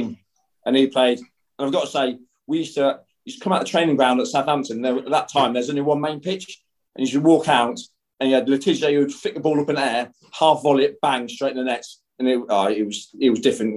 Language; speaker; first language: English; native; English